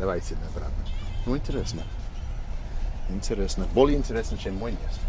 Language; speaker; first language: Russian; non-native, learner; English